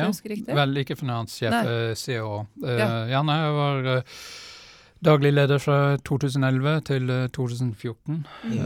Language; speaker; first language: Norwegian; non-native, fluent; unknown